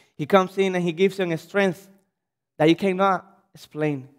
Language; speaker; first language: English; non-native, fluent; Spanish